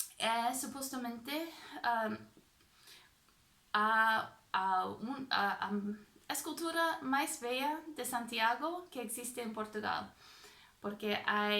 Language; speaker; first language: Portuguese; non-native, fluent; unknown